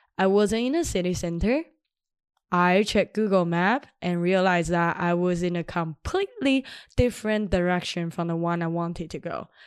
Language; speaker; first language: English; non-native, fluent; Chinese